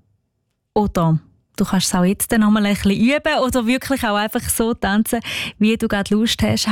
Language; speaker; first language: German; native; German